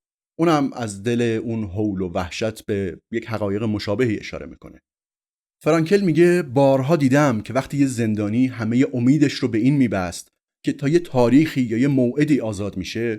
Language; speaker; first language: Persian; native; Persian